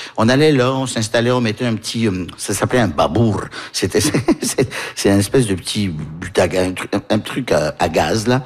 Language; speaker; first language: French; early bilingual, heritage; French